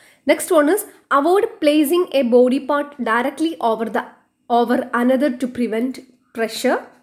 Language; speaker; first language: English; non-native, local second language; Malayalam